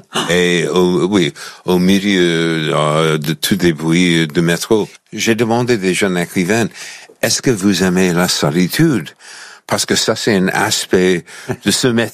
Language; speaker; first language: French; non-native, fluent; English